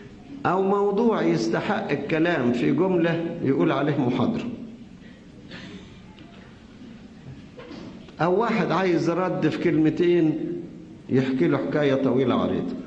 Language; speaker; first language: Arabic; native; Arabic